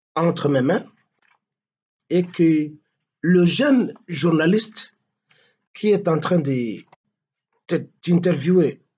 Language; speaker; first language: French; non-native, local second language; Swahili